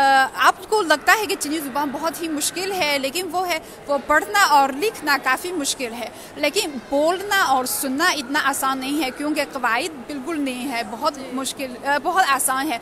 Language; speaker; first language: Hindi; non-native, fluent; Chinese